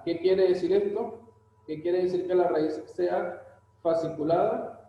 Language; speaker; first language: Spanish; native; Spanish